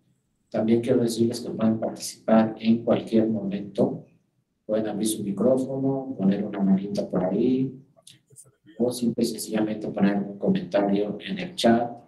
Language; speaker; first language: Spanish; native; Spanish